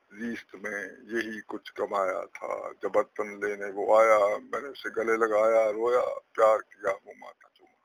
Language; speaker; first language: Urdu; non-native, local second language; Punjabi